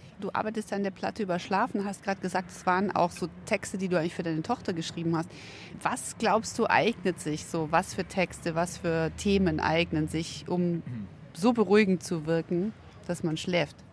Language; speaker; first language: German; native; German